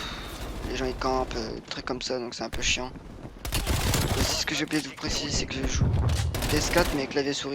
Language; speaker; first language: French; native; French